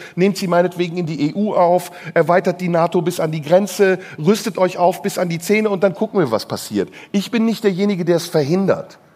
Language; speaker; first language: German; non-native, fluent; Turkish